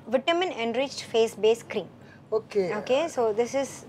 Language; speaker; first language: Tamil; non-native, local second language; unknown